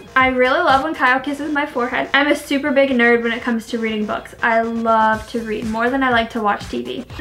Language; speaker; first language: English; native; English